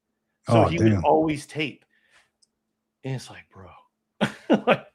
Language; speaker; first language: English; native; English